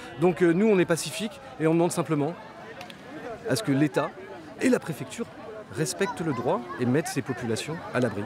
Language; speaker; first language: French; native; French